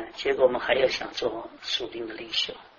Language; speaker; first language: Chinese; native; Chinese